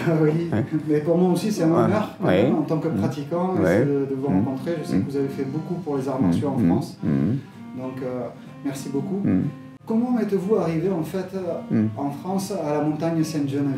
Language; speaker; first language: French; native; French